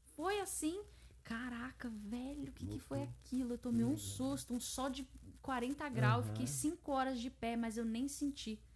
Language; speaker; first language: Portuguese; early bilingual, heritage; Portuguese